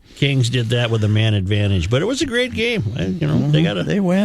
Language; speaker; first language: English; native; English